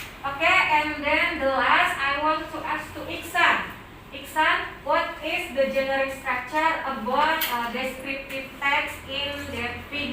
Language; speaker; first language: English; non-native, learner; Indonesian